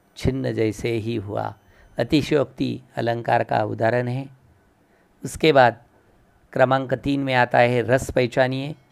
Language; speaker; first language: Hindi; non-native, local second language; Marathi